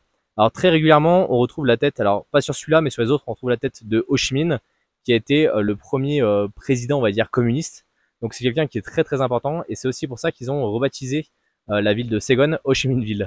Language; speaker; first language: French; native; French